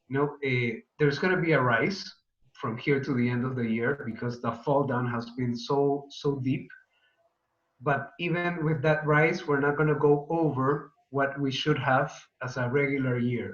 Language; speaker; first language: English; non-native, fluent; Spanish